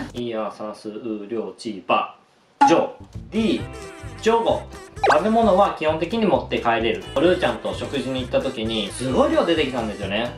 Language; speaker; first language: Japanese; native; Japanese